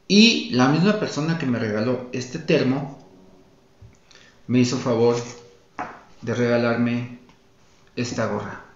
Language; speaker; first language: Spanish; native; Spanish